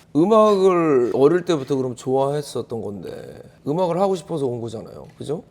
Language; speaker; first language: Korean; native; Korean